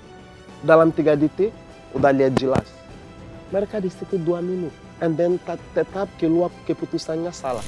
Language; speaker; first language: Indonesian; non-native, fluent; English